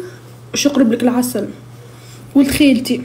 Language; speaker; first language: Arabic; native; Arabic